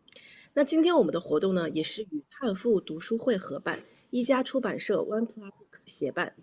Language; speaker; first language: Chinese; native; Chinese